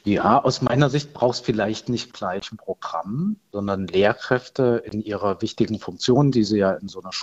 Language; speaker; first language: German; native; German